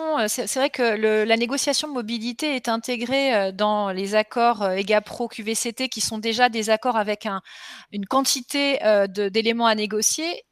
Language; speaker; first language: French; native; French